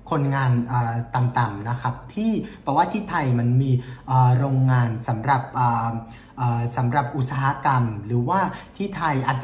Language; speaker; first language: Thai; non-native, fluent; Vietnamese